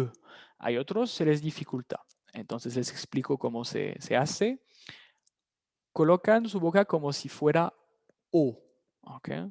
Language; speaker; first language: Spanish; non-native, fluent; French